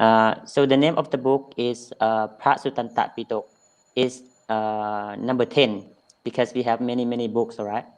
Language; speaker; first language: English; non-native, fluent; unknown